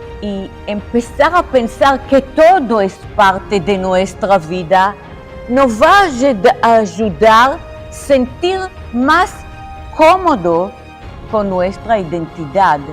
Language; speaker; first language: Spanish; non-native, fluent; Hebrew